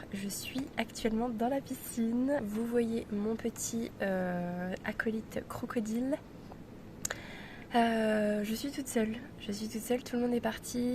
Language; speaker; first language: French; native; French